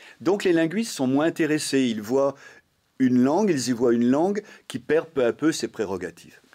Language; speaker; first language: French; native; French